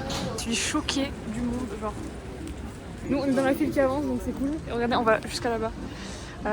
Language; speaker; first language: French; native; French